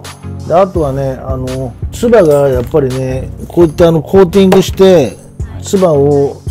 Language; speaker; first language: Japanese; native; Japanese